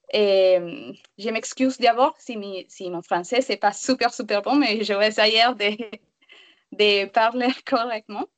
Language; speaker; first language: French; non-native, learner; Spanish